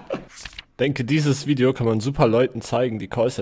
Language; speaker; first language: German; native; German